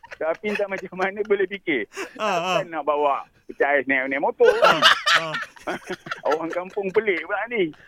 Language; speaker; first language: Malay; native; Malay